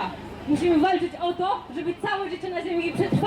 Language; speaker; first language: Polish; native; Polish